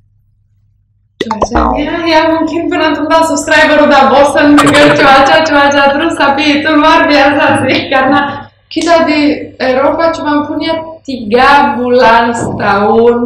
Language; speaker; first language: Indonesian; non-native, fluent; Romanian